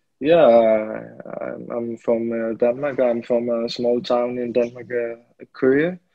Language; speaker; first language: English; non-native, fluent; Danish